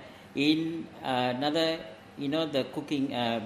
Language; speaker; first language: English; non-native, local second language; Tamil